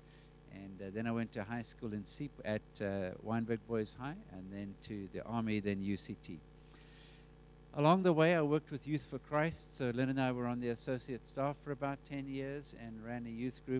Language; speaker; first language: English; native; English